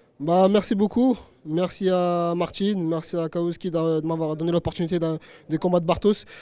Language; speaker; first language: French; native; French